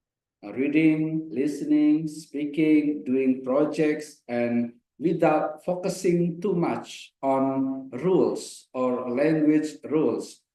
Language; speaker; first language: English; non-native, fluent; Indonesian